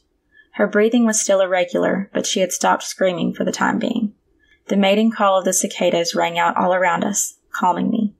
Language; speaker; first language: English; native; English